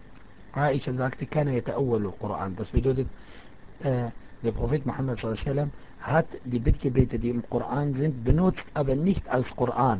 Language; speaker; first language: German; non-native, fluent; Arabic